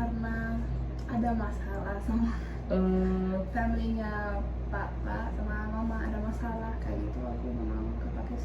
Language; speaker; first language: Indonesian; early bilingual, heritage; Arabic